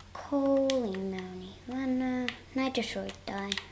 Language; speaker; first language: Welsh; non-native, local second language; English